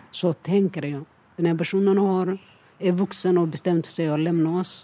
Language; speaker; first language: Norwegian; non-native, learner; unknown